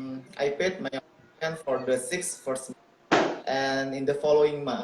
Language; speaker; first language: English; non-native, local second language; Indonesian